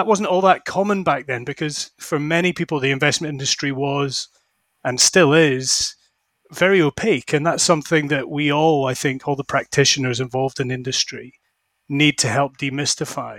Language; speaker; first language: English; native; English